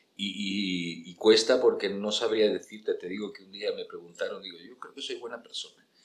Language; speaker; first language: Spanish; native; Spanish